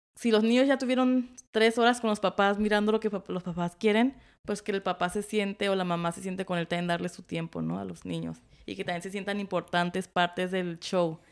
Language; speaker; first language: Spanish; early bilingual, heritage; Spanish